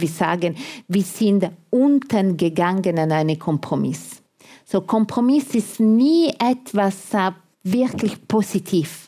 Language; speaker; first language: German; non-native, fluent; Italian